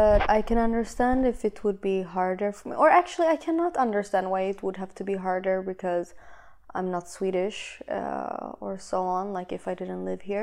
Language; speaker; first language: English; non-native, fluent; Swedish